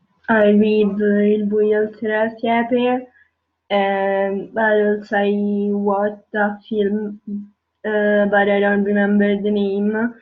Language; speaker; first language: English; non-native, learner; Italian